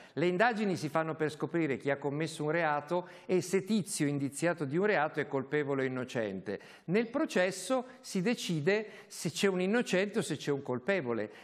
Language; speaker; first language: Italian; native; Italian